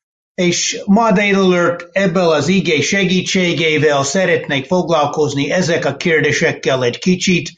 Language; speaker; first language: Hungarian; non-native, fluent; English